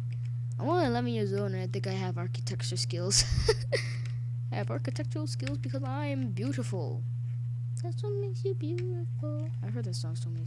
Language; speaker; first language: English; native; English